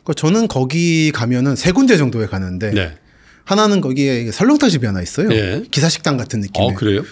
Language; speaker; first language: Korean; native; Korean